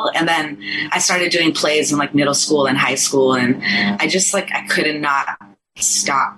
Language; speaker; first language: English; early bilingual, other home language; Persian